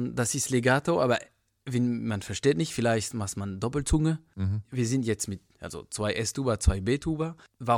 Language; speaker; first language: German; non-native, fluent; French